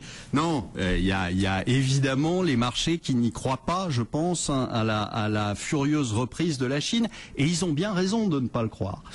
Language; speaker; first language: French; native; French